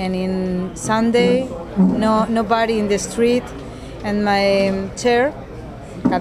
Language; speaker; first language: English; non-native, learner; Spanish